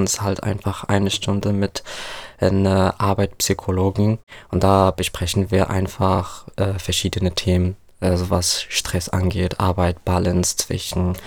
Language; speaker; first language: German; non-native, fluent; Arabic